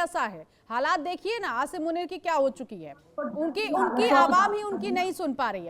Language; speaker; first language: Hindi; native; Hindi